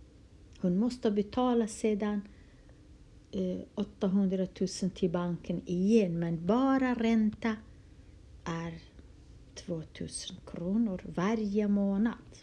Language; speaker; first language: Swedish; non-native, fluent; Kurdish